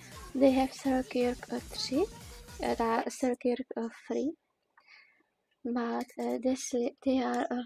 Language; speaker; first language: English; non-native, learner; Czech